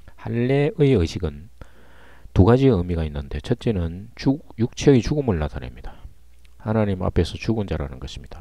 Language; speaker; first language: Korean; native; Korean